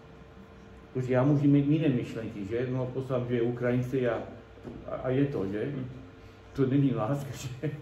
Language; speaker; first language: Czech; non-native, learner; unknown